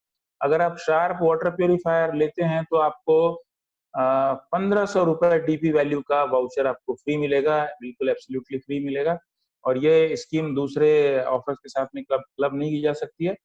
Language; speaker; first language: Hindi; native; Hindi